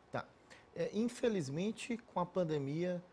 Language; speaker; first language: Portuguese; native; Portuguese